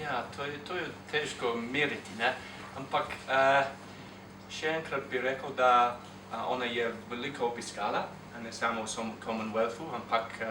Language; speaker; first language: Slovenian; non-native, fluent; English